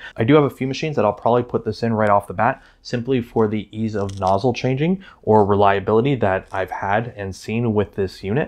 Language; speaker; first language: English; native; English